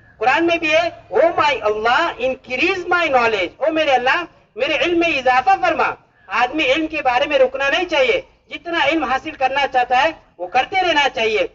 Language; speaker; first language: Hindi; non-native, local second language; Urdu